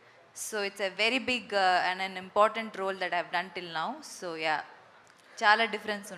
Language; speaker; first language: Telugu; non-native, fluent; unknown